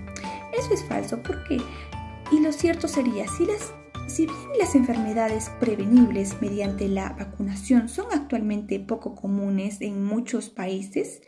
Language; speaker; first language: Spanish; native; Spanish